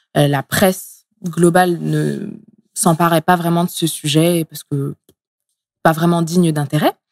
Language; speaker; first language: French; early bilingual, other home language; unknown